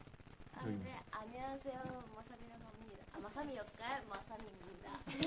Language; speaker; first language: Korean; non-native, learner; Japanese